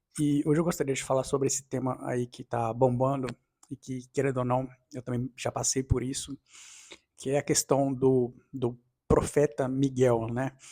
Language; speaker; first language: Portuguese; native; Portuguese